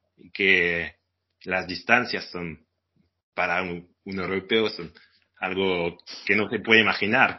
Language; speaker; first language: Spanish; non-native, fluent; French